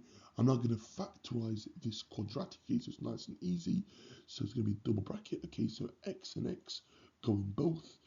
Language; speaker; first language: English; native; English